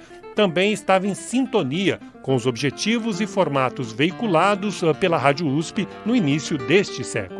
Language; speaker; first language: Portuguese; native; Portuguese